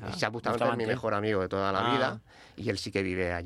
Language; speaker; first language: Spanish; native; Spanish